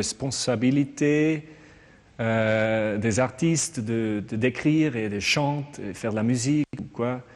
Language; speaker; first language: French; non-native, learner; German